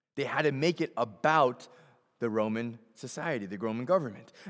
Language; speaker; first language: English; native; English